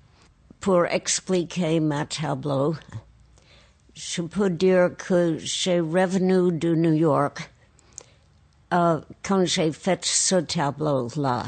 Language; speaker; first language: French; non-native, fluent; English